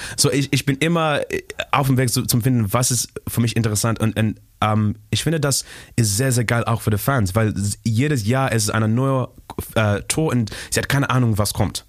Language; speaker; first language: German; non-native, learner; Shona